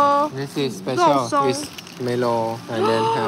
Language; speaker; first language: English; non-native, learner; Thai